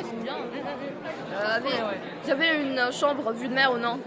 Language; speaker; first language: French; non-native, local second language; Arabic